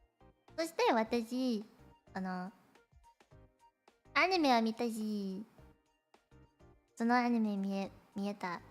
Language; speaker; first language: Japanese; non-native, learner; Cantonese